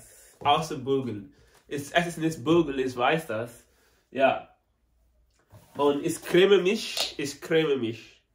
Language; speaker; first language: German; non-native, learner; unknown